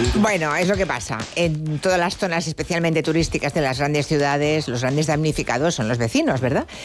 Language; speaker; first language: Spanish; native; Spanish